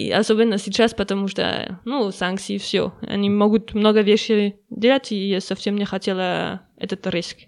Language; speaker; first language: Russian; non-native, learner; French